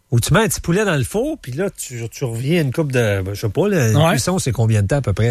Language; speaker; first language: French; native; French